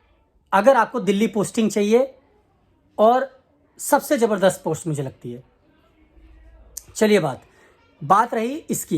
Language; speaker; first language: Hindi; native; Hindi